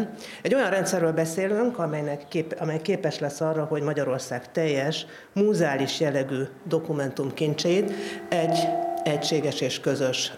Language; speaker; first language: Hungarian; native; Hungarian